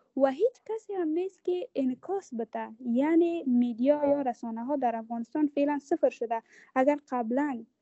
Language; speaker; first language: Persian; native; Persian